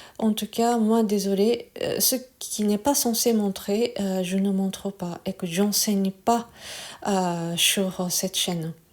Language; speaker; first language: French; non-native, fluent; Japanese